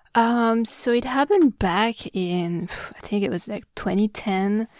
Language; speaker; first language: English; non-native, fluent; French